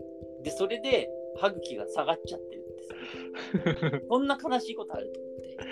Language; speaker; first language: Japanese; native; Japanese